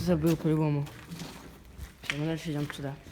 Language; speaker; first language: Russian; native; Russian